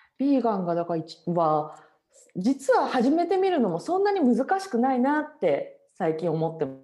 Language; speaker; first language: Japanese; native; Japanese